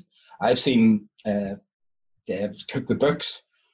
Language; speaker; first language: English; native; English